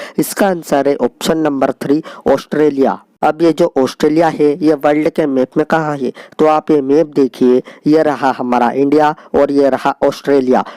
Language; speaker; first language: Hindi; native; Hindi